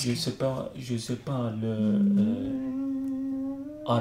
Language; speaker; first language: French; non-native, learner; Turkish